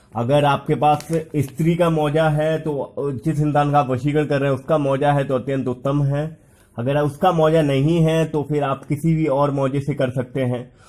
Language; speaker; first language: Hindi; native; Hindi